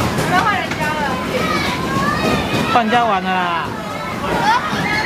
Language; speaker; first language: Chinese; native; Chinese